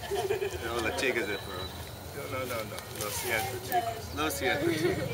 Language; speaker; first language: Spanish; non-native, learner; English